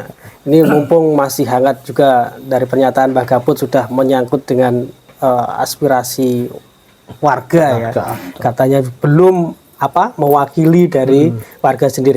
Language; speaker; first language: Indonesian; non-native, local second language; Javanese